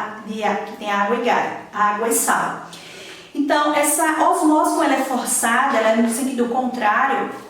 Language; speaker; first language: Portuguese; native; Portuguese